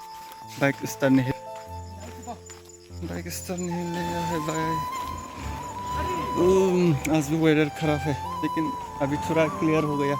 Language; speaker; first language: Hindi; non-native, local second language; Kok Borok